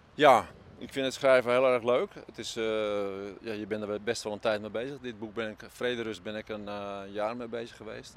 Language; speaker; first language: Dutch; native; Dutch